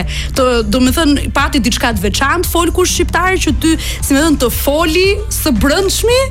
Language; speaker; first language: Albanian; native; Albanian